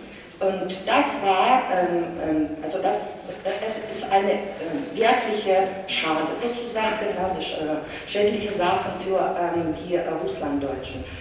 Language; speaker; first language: German; non-native, fluent; Russian